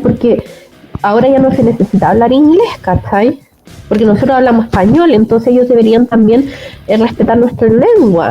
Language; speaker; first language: Spanish; native; Spanish